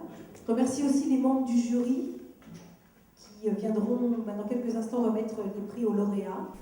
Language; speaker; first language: French; native; French